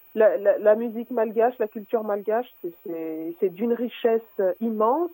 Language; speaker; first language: French; non-native, local second language; Malagasy